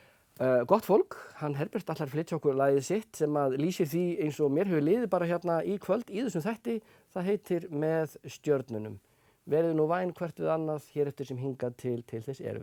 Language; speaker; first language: Icelandic; native; Icelandic